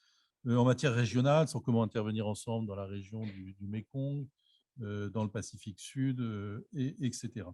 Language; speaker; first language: French; native; French